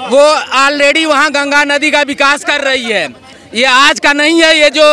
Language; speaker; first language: Hindi; native; Hindi